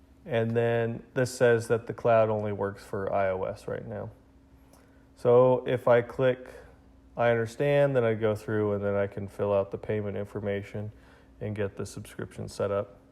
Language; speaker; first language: English; native; English